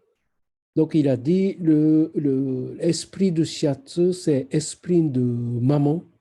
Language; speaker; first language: French; non-native, fluent; Japanese